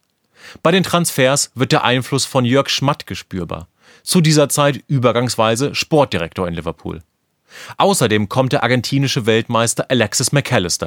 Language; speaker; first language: German; native; German